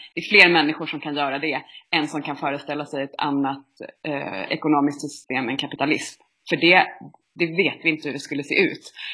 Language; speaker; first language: Swedish; native; Swedish